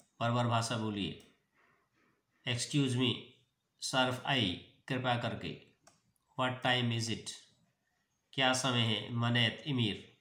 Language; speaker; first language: Hindi; native; Hindi